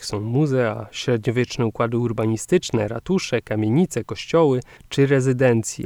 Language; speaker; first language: Polish; native; Polish